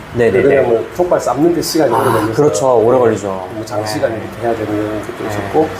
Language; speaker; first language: Korean; native; Korean